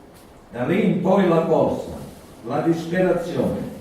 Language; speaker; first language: Italian; native; Italian